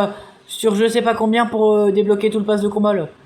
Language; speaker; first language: French; native; French